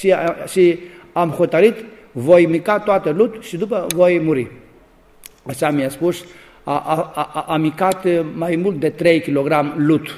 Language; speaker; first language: Romanian; non-native, learner; Greek